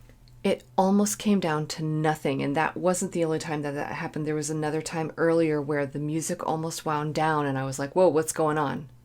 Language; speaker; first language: English; native; English